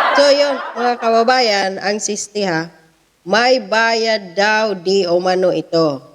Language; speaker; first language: Filipino; non-native, local second language; Cebuano